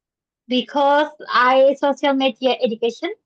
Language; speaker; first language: English; non-native, learner; Indonesian